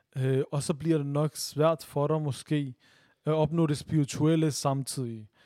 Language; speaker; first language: Danish; early bilingual, other home language; Urdu